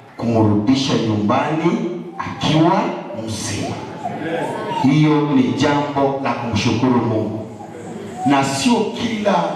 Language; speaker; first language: Swahili; non-native, local second language; Gusii